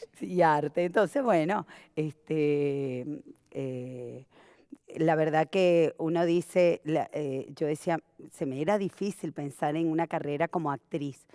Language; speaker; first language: Spanish; native; Spanish